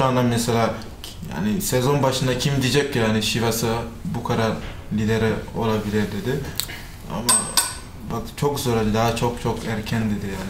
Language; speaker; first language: Turkish; non-native, fluent; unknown